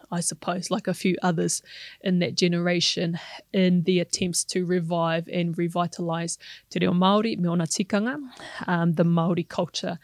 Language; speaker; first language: English; non-native, local second language; Māori